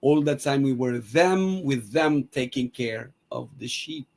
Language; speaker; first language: English; non-native, local second language; Filipino